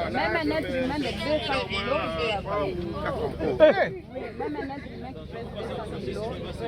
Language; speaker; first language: French; non-native, local second language; Lingala